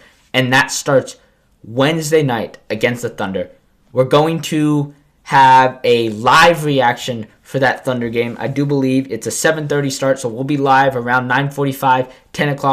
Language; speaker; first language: English; native; English